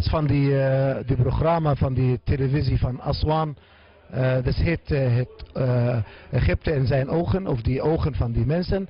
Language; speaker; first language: Dutch; non-native, learner; Arabic